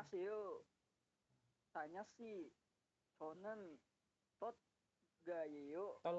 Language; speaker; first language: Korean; non-native, learner; Indonesian